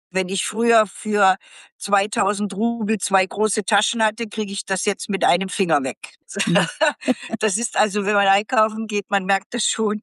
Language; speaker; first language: German; native; German